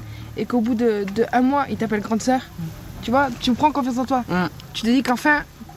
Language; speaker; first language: French; native; French